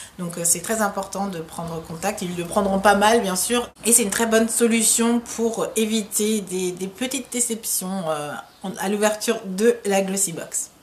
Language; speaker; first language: French; native; French